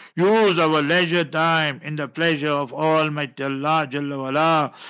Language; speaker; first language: English; native; English